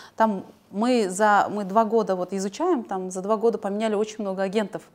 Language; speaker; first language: Russian; non-native, local second language; Kazakh